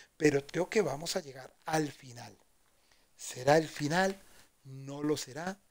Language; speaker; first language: Spanish; native; Spanish